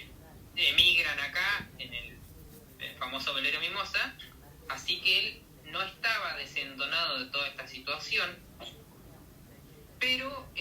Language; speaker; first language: Spanish; native; Spanish